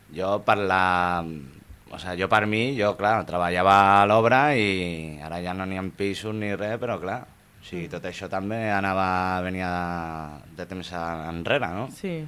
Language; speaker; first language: Catalan; non-native, local second language; Spanish